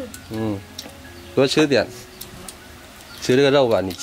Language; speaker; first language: Chinese; non-native, learner; Vietnamese